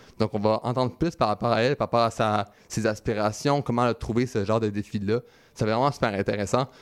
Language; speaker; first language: French; native; French